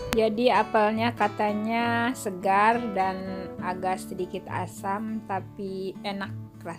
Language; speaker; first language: Indonesian; native; Indonesian